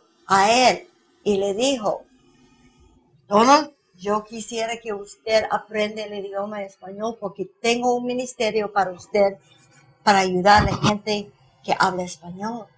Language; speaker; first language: Spanish; non-native, fluent; English